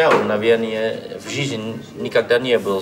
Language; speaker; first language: Russian; non-native, fluent; Dutch